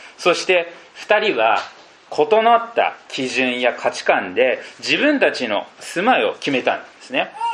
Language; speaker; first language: Japanese; non-native, fluent; Filipino